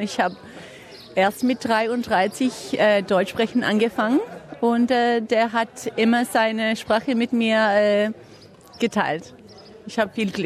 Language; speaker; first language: German; non-native, learner; English